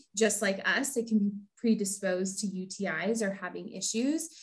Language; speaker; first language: English; native; English